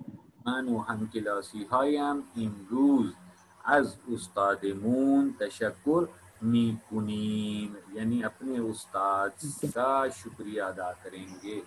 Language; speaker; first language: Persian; non-native, fluent; Urdu